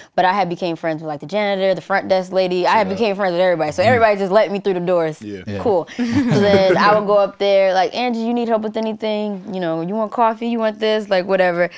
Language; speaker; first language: English; native; English